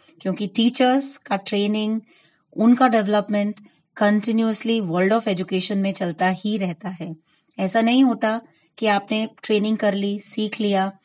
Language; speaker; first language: Hindi; non-native, local second language; Gujarati